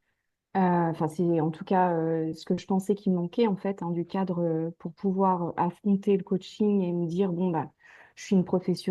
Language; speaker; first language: French; native; French